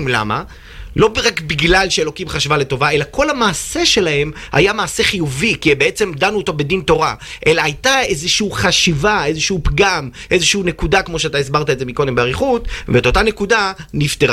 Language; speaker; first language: Hebrew; native; Hebrew